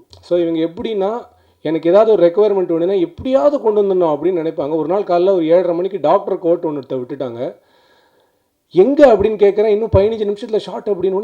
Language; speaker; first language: Tamil; native; Tamil